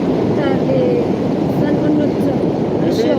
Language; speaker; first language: Turkish; non-native, learner; Arabic